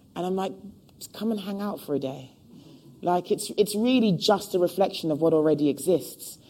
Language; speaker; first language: English; native; English